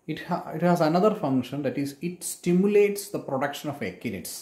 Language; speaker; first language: English; non-native, local second language; Malayalam